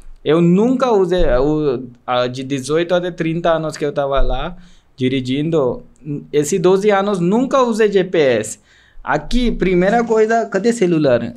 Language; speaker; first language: Portuguese; non-native, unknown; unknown